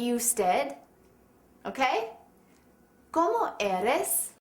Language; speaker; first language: Spanish; non-native, fluent; English